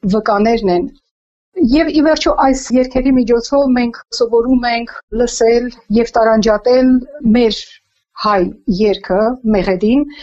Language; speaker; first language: Armenian; native; Armenian